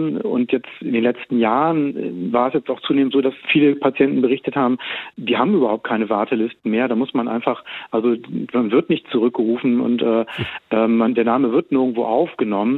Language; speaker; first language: German; native; German